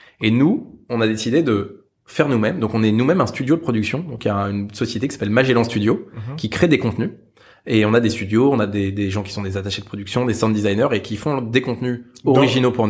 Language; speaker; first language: French; native; French